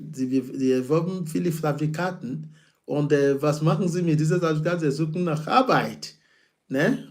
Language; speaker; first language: German; non-native, fluent; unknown